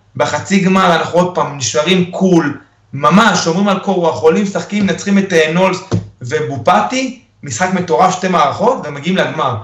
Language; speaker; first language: Hebrew; early bilingual, other home language; Spanish